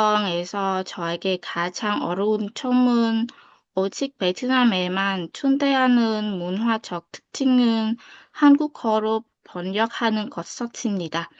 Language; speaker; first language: Korean; non-native, fluent; Vietnamese